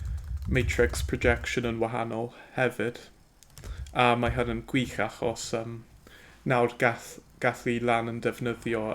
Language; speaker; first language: Welsh; non-native, learner; English